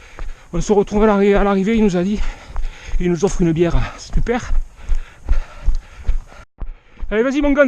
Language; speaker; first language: French; native; French